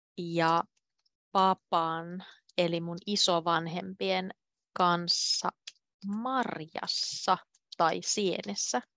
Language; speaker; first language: Finnish; native; Finnish